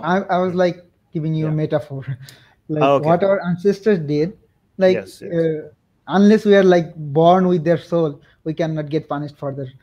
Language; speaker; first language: English; non-native, local second language; Bangla